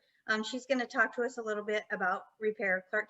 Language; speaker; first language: English; native; English